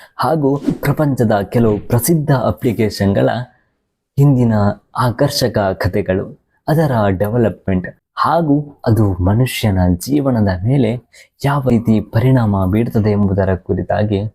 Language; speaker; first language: Kannada; native; Kannada